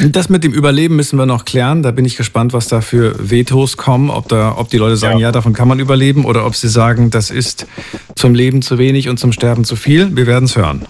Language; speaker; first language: German; native; German